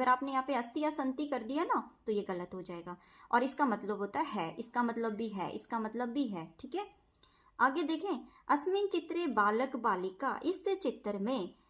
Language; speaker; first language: Hindi; native; Hindi